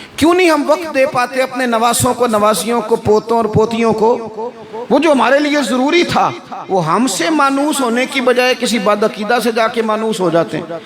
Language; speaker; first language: Urdu; non-native, local second language; Punjabi